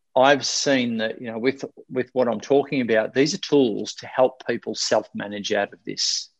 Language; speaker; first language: English; native; English